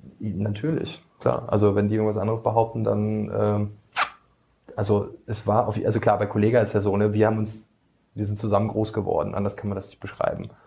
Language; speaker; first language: German; early bilingual, other home language; Bosnian